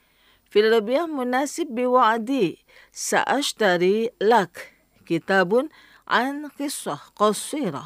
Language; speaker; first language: Arabic; non-native, fluent; Indonesian